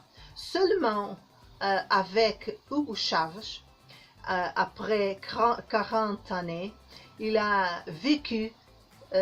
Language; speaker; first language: French; non-native, learner; Portuguese